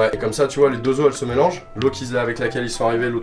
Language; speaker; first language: French; native; French